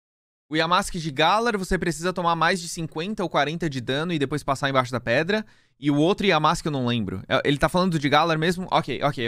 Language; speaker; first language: Portuguese; native; Portuguese